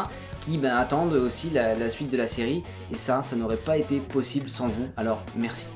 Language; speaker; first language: French; native; French